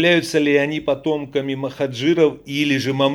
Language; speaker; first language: Russian; native; Russian